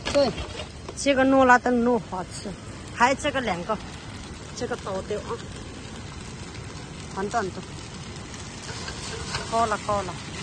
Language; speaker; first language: Chinese; non-native, learner; Nepali